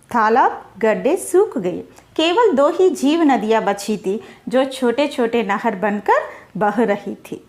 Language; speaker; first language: Hindi; non-native, local second language; Telugu